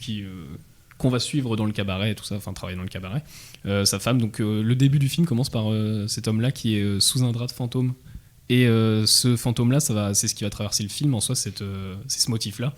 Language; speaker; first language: French; native; French